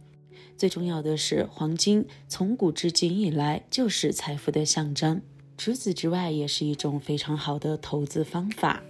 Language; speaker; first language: Chinese; native; Chinese